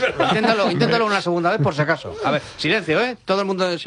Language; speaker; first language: Spanish; native; Spanish